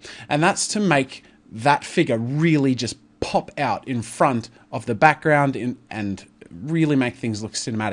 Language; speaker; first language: English; native; English